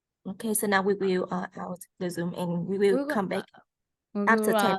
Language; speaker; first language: English; non-native, fluent; Vietnamese